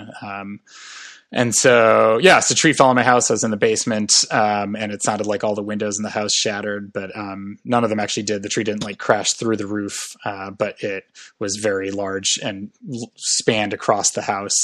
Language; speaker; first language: English; native; English